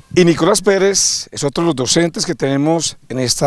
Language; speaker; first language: Spanish; native; Spanish